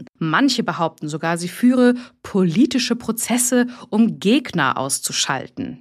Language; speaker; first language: German; native; German